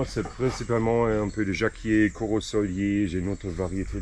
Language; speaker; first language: French; non-native, fluent; German